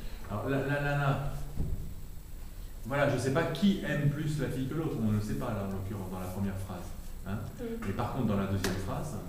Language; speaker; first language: French; native; French